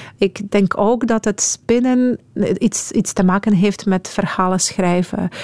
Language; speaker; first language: Dutch; non-native, fluent; Polish